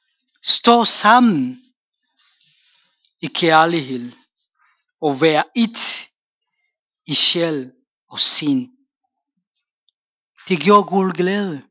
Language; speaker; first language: Danish; non-native, fluent; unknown